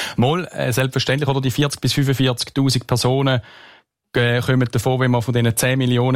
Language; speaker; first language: German; native; German